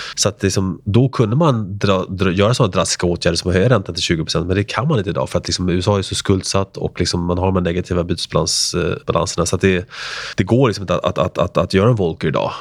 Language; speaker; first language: Swedish; early bilingual, other home language; Spanish